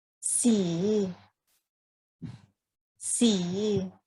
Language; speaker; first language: Chinese; non-native, fluent; Thai